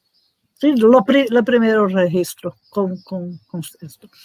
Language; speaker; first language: Spanish; non-native, learner; Portuguese